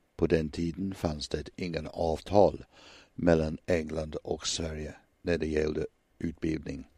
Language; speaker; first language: Swedish; non-native, fluent; English